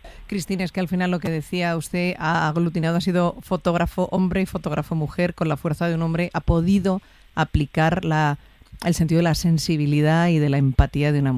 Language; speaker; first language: Spanish; native; Spanish